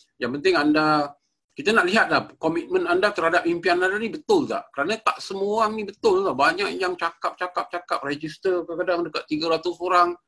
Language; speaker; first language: Malay; native; Malay